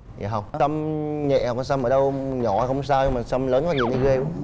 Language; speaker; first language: Vietnamese; native; Vietnamese